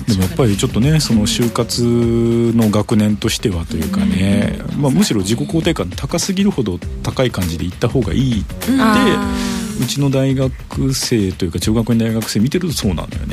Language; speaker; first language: Japanese; native; Japanese